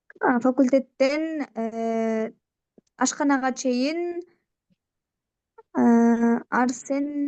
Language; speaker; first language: Turkish; non-native, learner; Kyrgyz